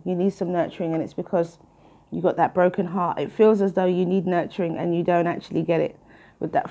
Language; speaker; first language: English; native; English